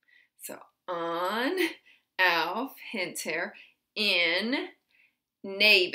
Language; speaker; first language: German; non-native, fluent; English